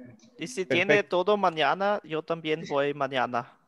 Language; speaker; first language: Spanish; non-native, fluent; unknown